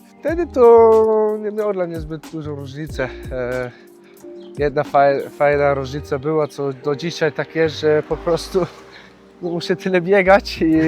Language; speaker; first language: Polish; early bilingual, heritage; Polish